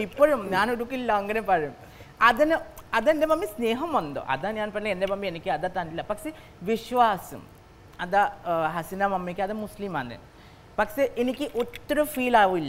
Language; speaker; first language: Malayalam; non-native, local second language; Assamese